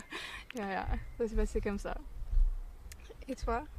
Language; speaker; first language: French; non-native, fluent; Turkish